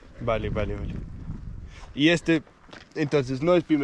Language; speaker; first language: Spanish; non-native, fluent; Danish